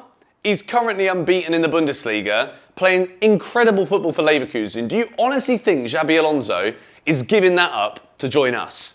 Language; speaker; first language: English; native; English